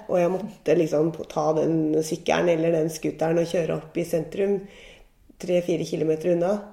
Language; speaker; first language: Norwegian; native; Norwegian